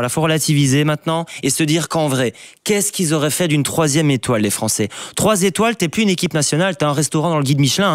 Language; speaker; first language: French; native; French